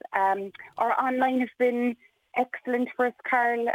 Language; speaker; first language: English; native; English